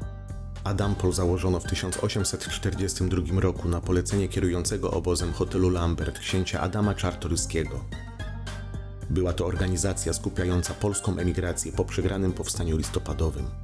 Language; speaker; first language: Polish; native; Polish